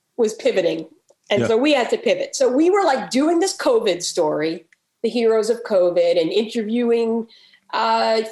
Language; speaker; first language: English; native; English